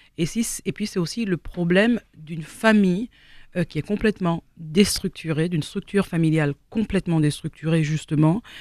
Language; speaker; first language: French; native; French